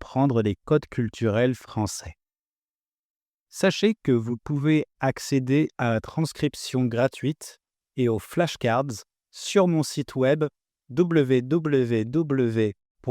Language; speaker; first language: French; native; French